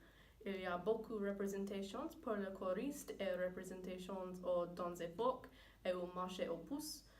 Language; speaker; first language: French; non-native, learner; English